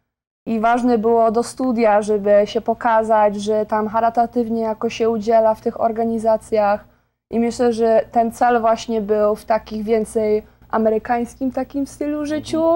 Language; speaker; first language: Polish; early bilingual, heritage; Polish